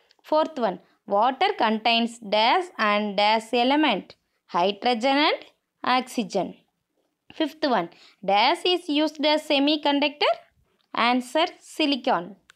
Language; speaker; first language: English; non-native, local second language; Tamil